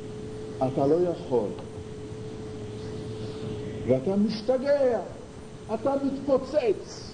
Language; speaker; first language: Hebrew; non-native, fluent; English